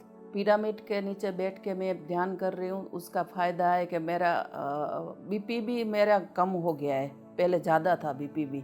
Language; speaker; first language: Hindi; non-native, local second language; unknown